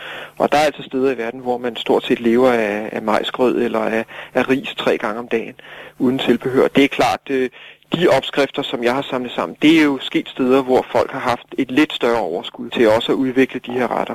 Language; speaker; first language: Danish; native; Danish